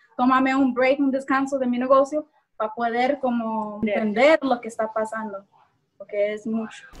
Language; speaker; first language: Spanish; early bilingual, heritage; Spanish